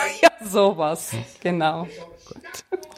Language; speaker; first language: German; non-native, learner; Russian